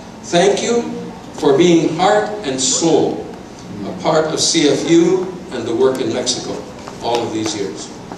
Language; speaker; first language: English; native; English